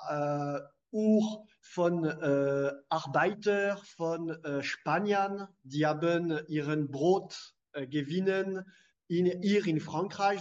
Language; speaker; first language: German; non-native, fluent; French